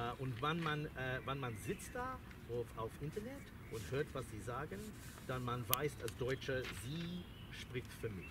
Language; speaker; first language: German; non-native, fluent; English